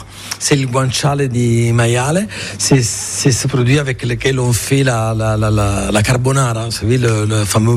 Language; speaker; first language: French; non-native, fluent; Italian